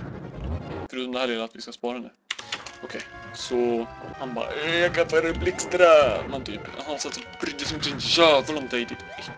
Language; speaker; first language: Swedish; native; Swedish